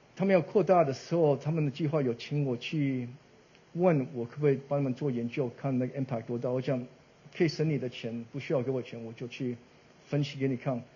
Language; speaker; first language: Chinese; early bilingual, heritage; Chinese